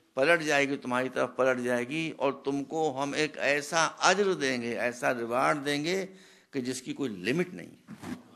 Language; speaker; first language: Hindi; native; Hindi